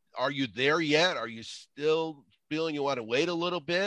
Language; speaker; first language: English; native; English